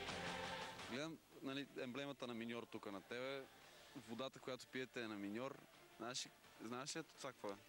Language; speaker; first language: Bulgarian; native; Bulgarian